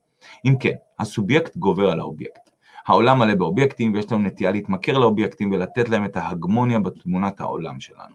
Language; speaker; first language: Hebrew; native; Hebrew